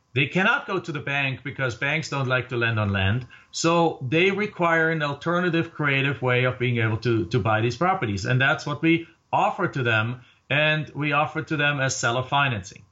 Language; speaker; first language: English; non-native, fluent; German